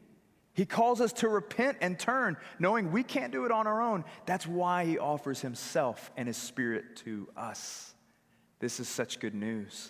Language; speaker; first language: English; native; English